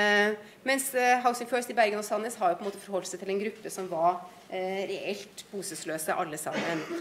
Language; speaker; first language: Norwegian; native; Norwegian